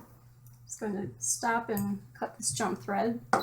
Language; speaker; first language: English; native; English